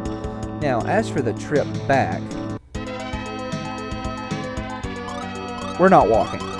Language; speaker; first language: English; native; English